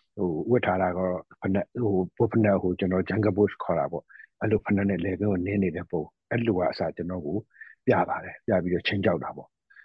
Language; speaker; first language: Burmese; native; Burmese